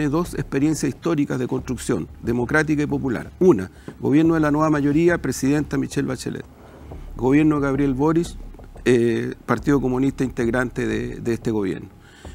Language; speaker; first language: Spanish; native; Spanish